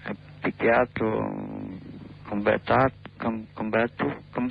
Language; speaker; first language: Italian; non-native, learner; English